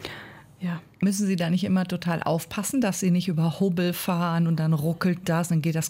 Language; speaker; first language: German; native; German